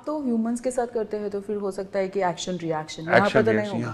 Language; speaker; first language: Hindi; non-native, local second language; Telugu